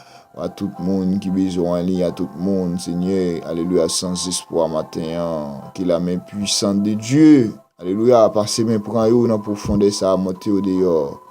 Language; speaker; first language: French; non-native, local second language; Haitian Creole